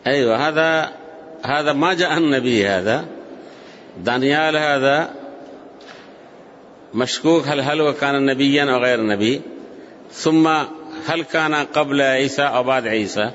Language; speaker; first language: Arabic; non-native, fluent; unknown